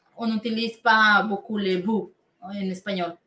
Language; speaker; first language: French; non-native, learner; Spanish